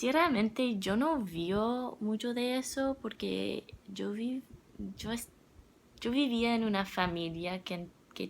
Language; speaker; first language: Spanish; non-native, learner; English